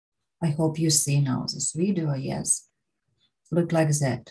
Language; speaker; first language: English; non-native, learner; Ukrainian